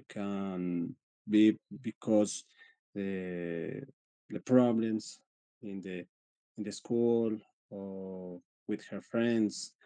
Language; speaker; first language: English; non-native, learner; Spanish